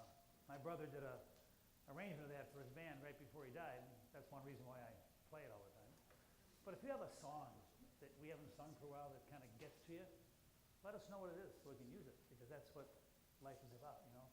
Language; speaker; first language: English; native; English